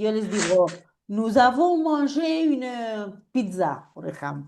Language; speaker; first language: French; non-native, fluent; Spanish